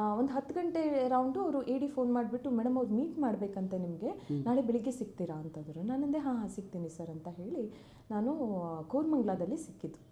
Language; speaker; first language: Kannada; native; Kannada